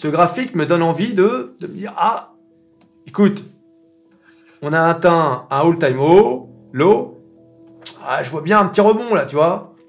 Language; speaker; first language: French; native; French